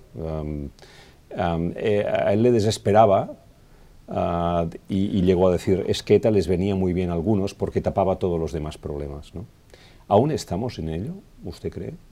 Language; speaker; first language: Spanish; non-native, local second language; Catalan